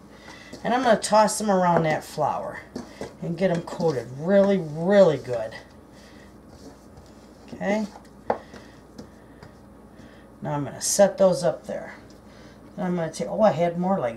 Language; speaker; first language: English; native; English